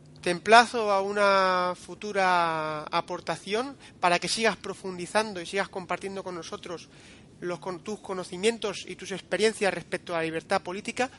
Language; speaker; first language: Spanish; native; Spanish